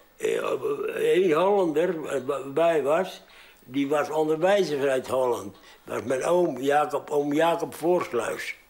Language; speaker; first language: Dutch; early bilingual, heritage; Dutch